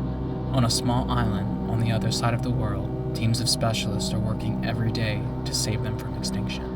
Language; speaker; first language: English; native; English